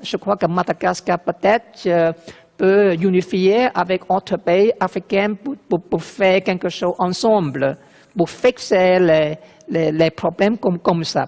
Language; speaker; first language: French; non-native, learner; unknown